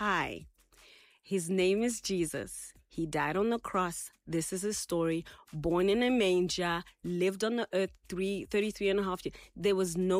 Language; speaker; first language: English; non-native, local second language; Tswana